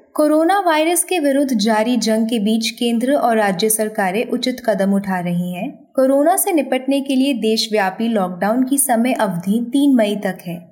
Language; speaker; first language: Hindi; native; Hindi